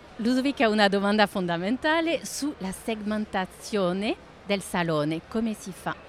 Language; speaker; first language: Italian; non-native, fluent; French